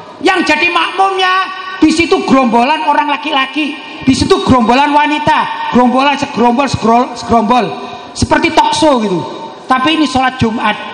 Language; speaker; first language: Indonesian; native; Indonesian